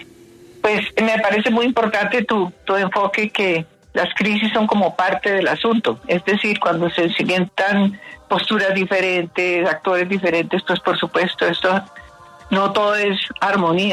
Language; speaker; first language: Spanish; native; Spanish